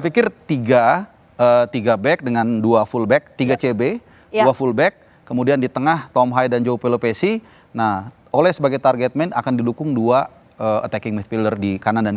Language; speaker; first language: Indonesian; native; Indonesian